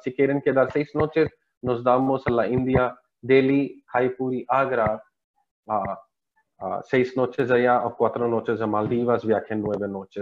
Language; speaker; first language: Spanish; non-native, learner; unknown